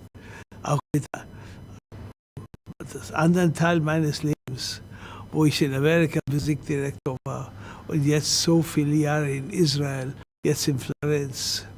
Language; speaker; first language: German; non-native, fluent; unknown